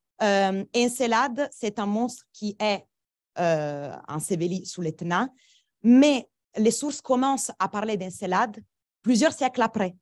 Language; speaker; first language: French; non-native, fluent; Italian